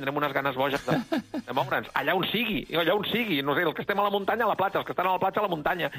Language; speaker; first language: Catalan; native; Catalan